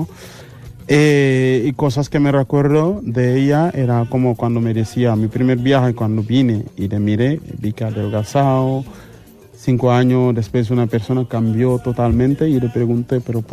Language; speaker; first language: Spanish; non-native, fluent; Mandingo